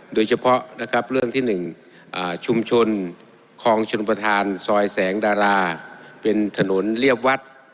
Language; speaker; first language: Thai; native; Thai